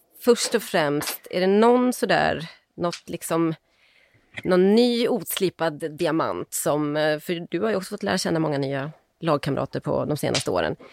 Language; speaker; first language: Swedish; native; Swedish